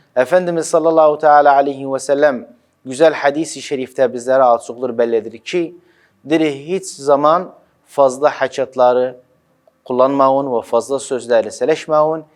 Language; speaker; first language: Turkish; native; Turkish